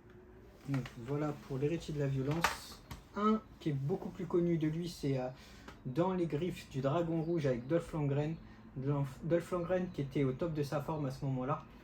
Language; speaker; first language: French; native; French